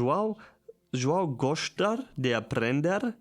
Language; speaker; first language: Portuguese; non-native, learner; German